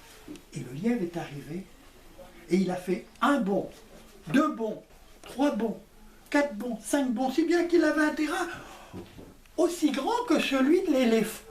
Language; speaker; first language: French; native; French